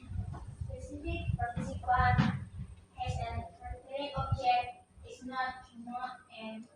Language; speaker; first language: English; non-native, learner; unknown